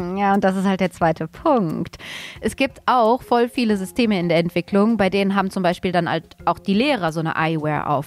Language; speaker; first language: German; native; German